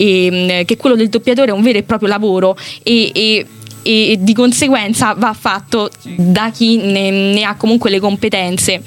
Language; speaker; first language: Italian; native; Italian